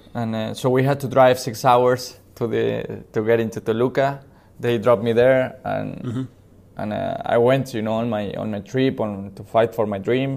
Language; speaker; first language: English; non-native, fluent; Spanish